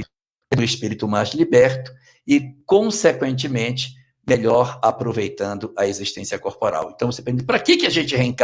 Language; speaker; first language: Portuguese; native; Portuguese